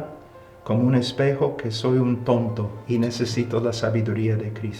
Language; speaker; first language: Spanish; non-native, fluent; English